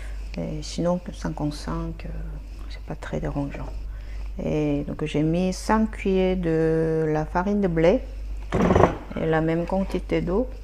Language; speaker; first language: French; non-native, learner; Korean